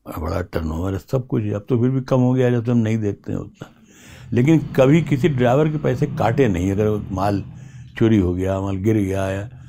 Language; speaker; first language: Hindi; native; Hindi